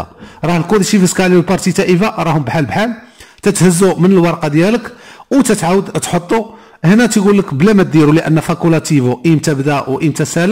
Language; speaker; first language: Arabic; native; Arabic